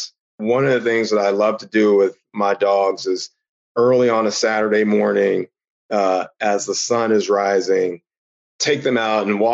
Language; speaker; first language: English; native; English